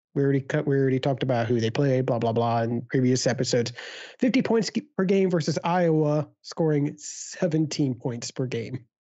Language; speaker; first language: English; native; English